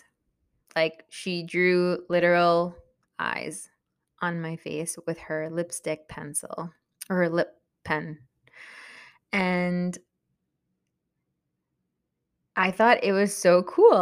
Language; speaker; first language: English; early bilingual, other home language; Spanish